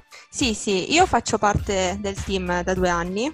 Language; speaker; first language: Italian; native; Italian